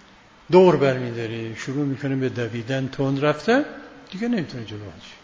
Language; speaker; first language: Persian; native; Persian